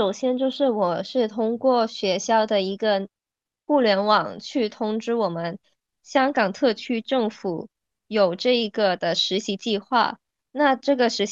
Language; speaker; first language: Chinese; non-native, local second language; Cantonese